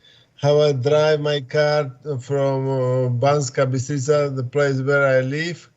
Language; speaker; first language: English; non-native, fluent; Slovak